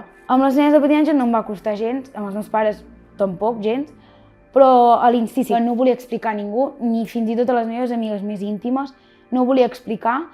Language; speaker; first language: Catalan; non-native, local second language; Spanish